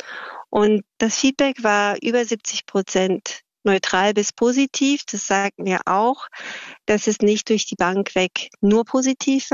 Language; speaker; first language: German; native; German